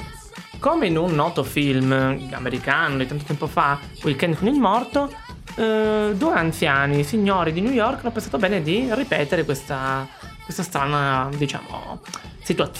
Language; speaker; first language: Italian; native; Italian